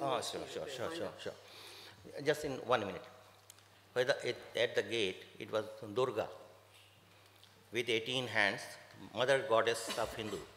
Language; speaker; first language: English; non-native, local second language; Bhojpuri